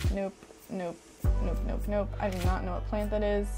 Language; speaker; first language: English; native; English